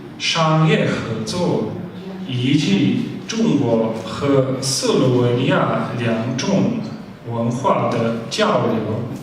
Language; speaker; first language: Chinese; non-native, fluent; Slovenian